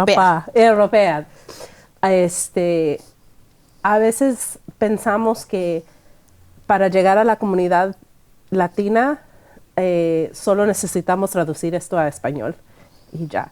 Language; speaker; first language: Spanish; early bilingual, heritage; Spanish